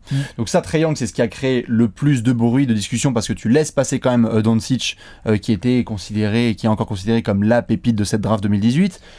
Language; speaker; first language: French; native; French